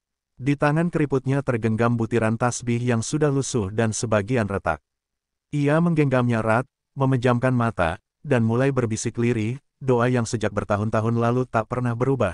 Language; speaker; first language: Indonesian; native; Indonesian